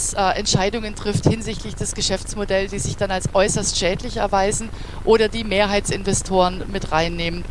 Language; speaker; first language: German; native; German